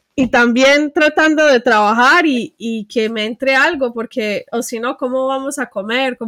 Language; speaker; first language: Spanish; early bilingual, heritage; Spanish